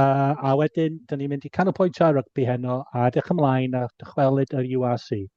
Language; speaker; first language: Welsh; non-native, local second language; English